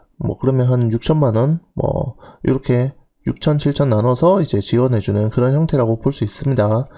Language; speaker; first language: Korean; native; Korean